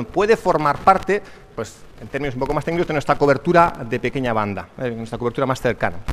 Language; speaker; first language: Spanish; native; Spanish